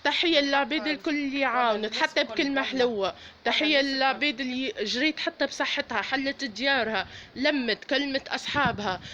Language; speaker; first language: Arabic; native; Arabic